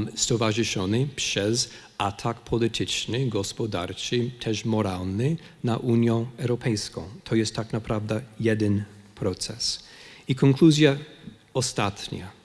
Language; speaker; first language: Polish; non-native, fluent; English